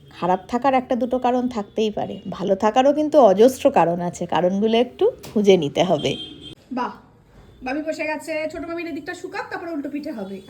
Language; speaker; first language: Bangla; non-native, local second language; Hindi